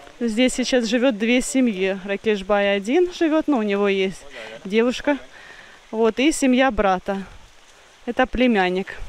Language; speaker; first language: Russian; native; Russian